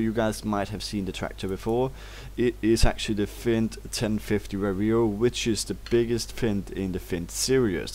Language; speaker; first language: English; non-native, fluent; Danish